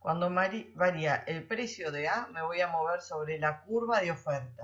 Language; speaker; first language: Spanish; native; Spanish